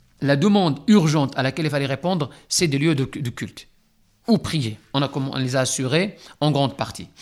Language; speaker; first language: French; non-native, local second language; Arabic